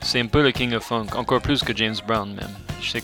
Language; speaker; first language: French; non-native, fluent; English